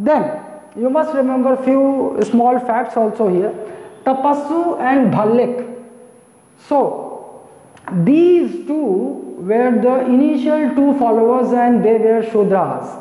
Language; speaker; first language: English; non-native, local second language; Hindi